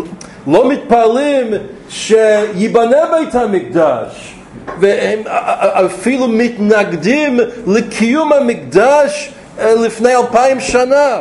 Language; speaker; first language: Hebrew; non-native, fluent; English